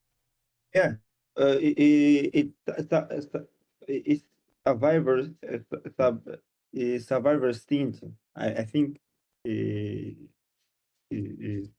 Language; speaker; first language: English; non-native, learner; Portuguese